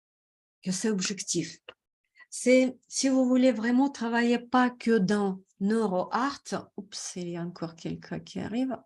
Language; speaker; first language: French; non-native, fluent; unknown